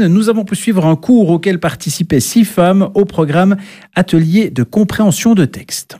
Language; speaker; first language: French; native; French